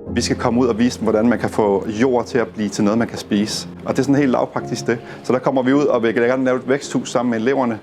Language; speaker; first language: Danish; native; Danish